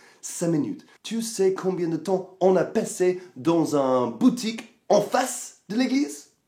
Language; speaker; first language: French; non-native, fluent; English